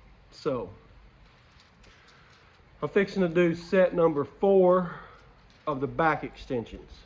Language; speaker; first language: English; native; English